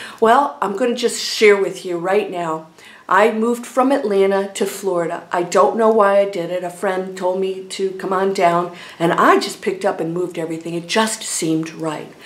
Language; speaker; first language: English; native; English